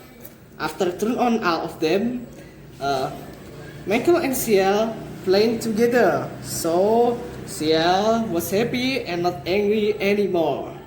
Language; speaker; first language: English; non-native, learner; Indonesian